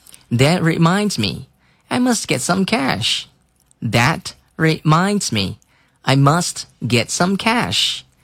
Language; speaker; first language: English; non-native, fluent; Chinese